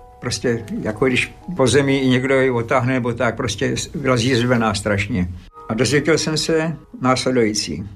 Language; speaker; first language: Czech; early bilingual, other home language; Slovak